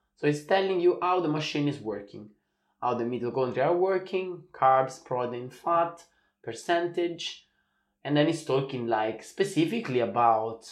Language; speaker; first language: English; non-native, fluent; Italian